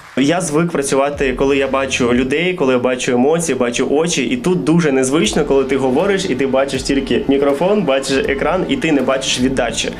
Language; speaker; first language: Ukrainian; native; Ukrainian